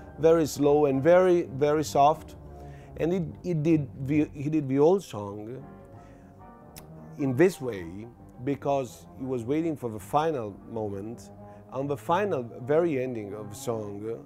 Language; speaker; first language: English; non-native, fluent; Italian